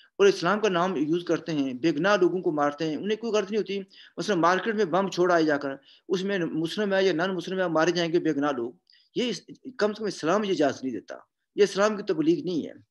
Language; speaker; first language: Urdu; non-native, local second language; Punjabi